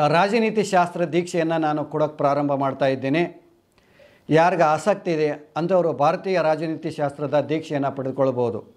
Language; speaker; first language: Kannada; non-native, local second language; Telugu